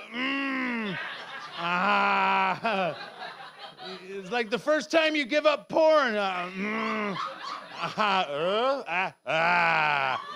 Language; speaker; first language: English; native; English